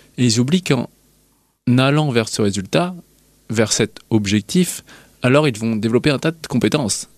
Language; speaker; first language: French; native; French